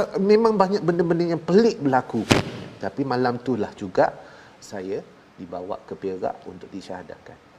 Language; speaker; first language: Malay; non-native, local second language; Chinese